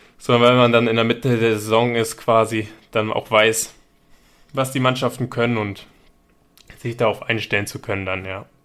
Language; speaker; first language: German; native; German